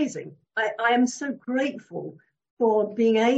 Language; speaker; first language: English; native; English